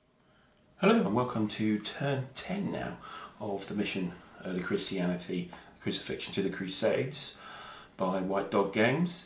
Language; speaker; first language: English; native; English